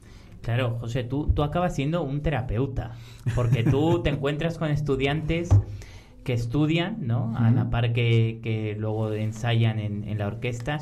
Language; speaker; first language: Spanish; native; Spanish